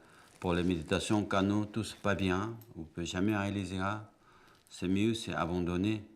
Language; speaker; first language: French; non-native, learner; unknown